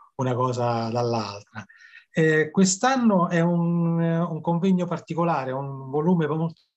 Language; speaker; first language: Italian; native; Italian